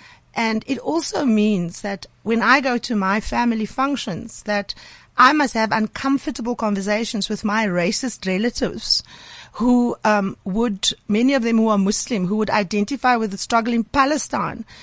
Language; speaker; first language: English; native; English